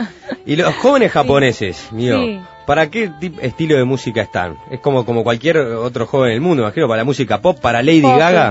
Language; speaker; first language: Spanish; native; Spanish